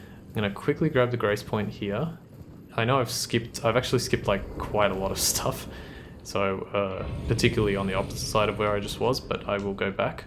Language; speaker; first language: English; native; English